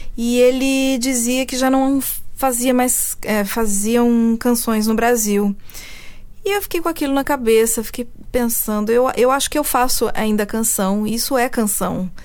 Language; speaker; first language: Portuguese; early bilingual, heritage; Portuguese